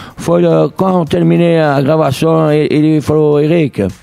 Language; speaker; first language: Portuguese; non-native, fluent; French